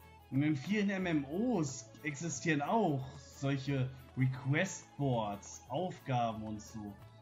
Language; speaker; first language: German; native; German